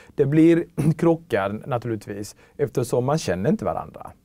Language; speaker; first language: Swedish; early bilingual, other home language; Tigrinya